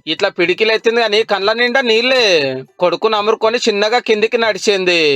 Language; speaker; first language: Telugu; native; Telugu